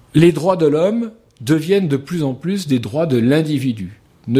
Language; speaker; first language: French; native; French